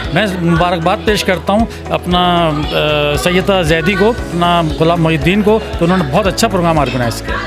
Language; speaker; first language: Urdu; native; Urdu